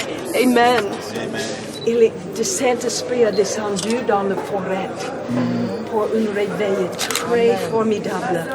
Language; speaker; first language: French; non-native, learner; English